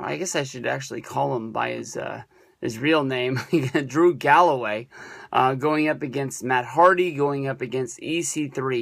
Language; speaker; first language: English; native; English